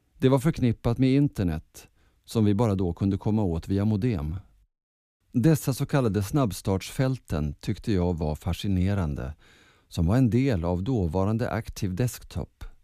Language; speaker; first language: Swedish; early bilingual, other home language; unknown